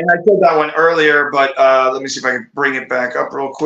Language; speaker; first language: English; native; English